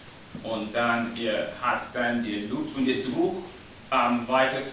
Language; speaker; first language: German; non-native, learner; English